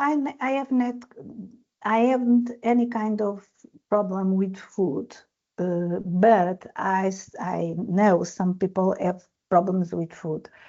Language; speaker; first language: English; non-native, learner; Portuguese